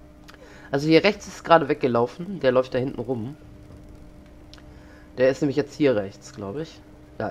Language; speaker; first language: German; native; German